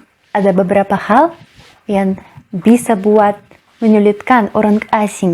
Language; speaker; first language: Indonesian; non-native, fluent; Russian